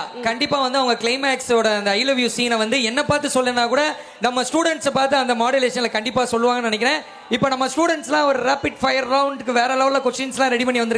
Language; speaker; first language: Tamil; native; Tamil